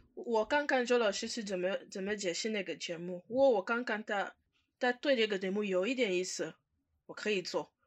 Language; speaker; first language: Chinese; non-native, learner; French